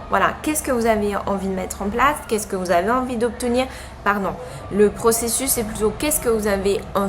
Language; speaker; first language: French; native; French